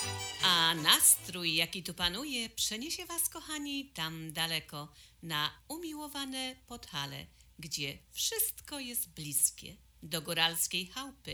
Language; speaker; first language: Polish; native; Polish